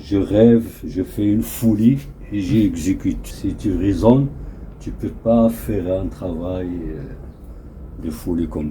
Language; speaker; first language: French; non-native, local second language; Arabic